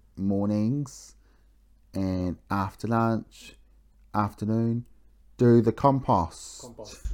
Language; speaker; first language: English; native; English